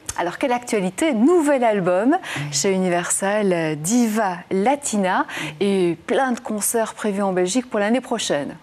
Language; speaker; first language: French; native; French